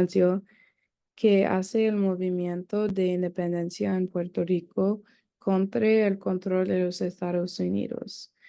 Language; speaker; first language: Spanish; non-native, learner; English